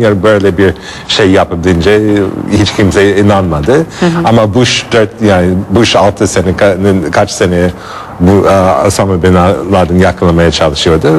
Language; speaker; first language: Turkish; non-native, fluent; English